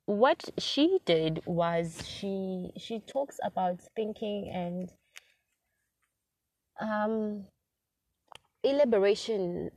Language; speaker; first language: English; non-native, local second language; Zulu